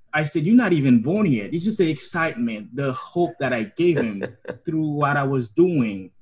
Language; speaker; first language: English; non-native, fluent; Haitian Creole